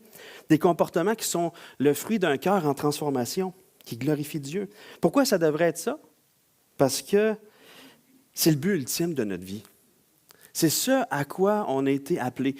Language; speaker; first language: French; native; French